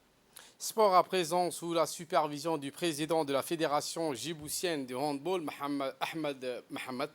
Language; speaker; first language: French; native; French